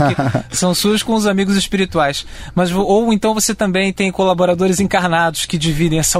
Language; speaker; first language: Portuguese; native; Portuguese